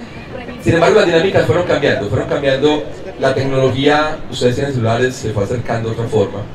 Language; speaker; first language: Spanish; native; Spanish